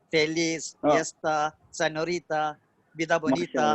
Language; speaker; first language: Spanish; non-native, learner; Malayalam